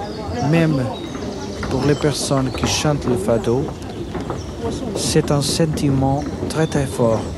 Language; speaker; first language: French; non-native, fluent; Portuguese